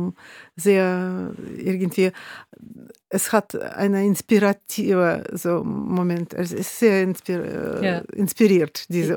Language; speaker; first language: German; non-native, fluent; Russian